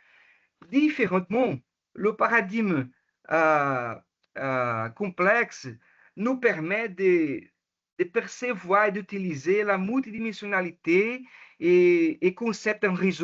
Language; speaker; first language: French; non-native, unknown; Portuguese